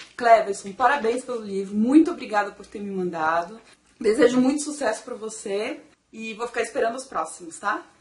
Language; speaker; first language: Portuguese; native; Portuguese